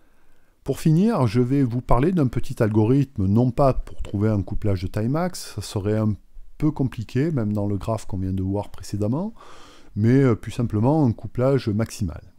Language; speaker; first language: French; native; French